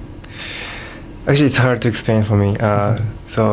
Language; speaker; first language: English; non-native, learner; Japanese